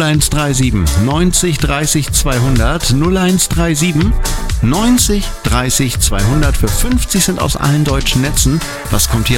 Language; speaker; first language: German; native; German